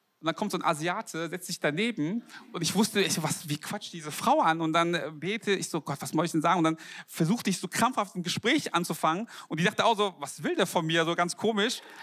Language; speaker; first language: German; early bilingual, other home language; Korean